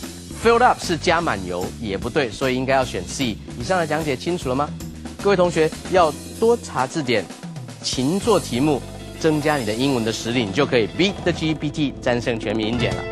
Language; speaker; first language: Chinese; native; Chinese